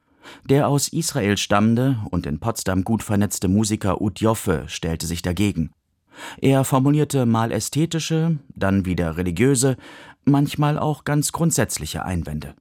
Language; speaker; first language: German; native; German